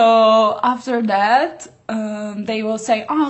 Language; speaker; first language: English; non-native, learner; Portuguese